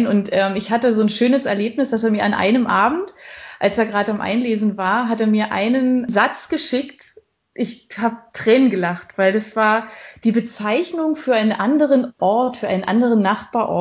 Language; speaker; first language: German; native; German